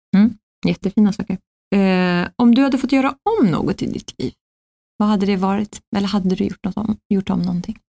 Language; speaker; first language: Swedish; early bilingual, other home language; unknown